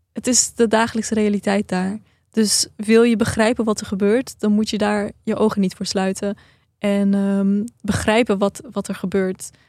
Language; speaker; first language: Dutch; early bilingual, other home language; Persian